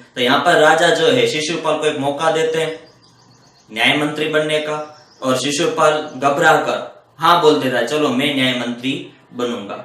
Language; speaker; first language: Hindi; non-native, local second language; Gujarati